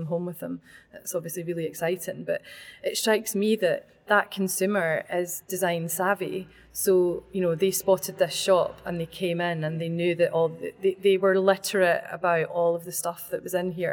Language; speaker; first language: English; native; English